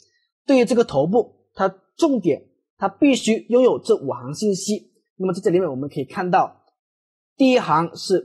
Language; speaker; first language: Chinese; native; Chinese